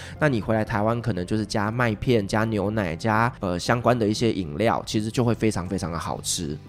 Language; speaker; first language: Chinese; native; Chinese